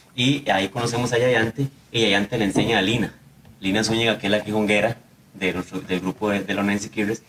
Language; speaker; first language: Spanish; native; Spanish